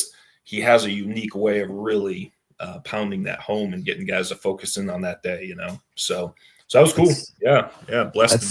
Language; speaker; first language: English; native; English